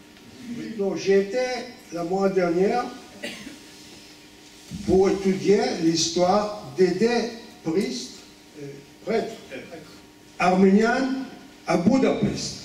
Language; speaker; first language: French; non-native, fluent; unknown